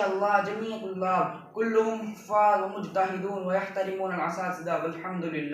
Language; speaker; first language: Arabic; non-native, learner; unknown